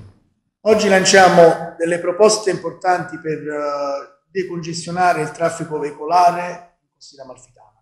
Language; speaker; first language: Italian; native; Italian